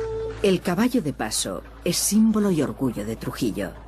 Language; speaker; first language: Spanish; native; Spanish